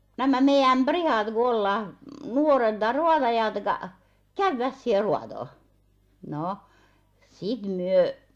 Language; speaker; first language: Finnish; non-native, local second language; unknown